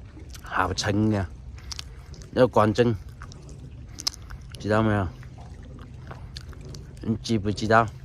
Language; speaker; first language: Chinese; non-native, local second language; Cantonese